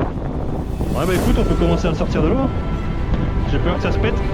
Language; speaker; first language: French; native; French